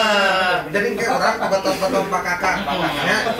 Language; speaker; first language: Indonesian; non-native, local second language; Sundanese